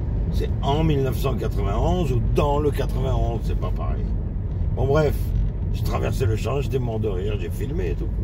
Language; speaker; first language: French; native; French